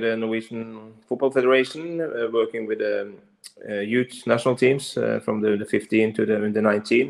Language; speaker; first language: English; non-native, fluent; Norwegian